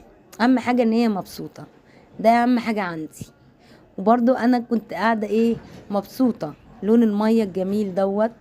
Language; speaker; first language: Arabic; native; Arabic